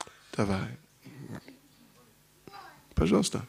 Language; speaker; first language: Russian; non-native, learner; English